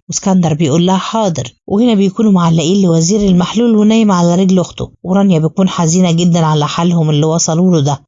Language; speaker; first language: Arabic; native; Arabic